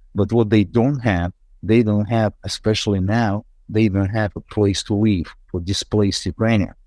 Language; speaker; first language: English; non-native, fluent; Ukrainian